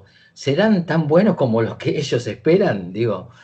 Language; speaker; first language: Spanish; native; Spanish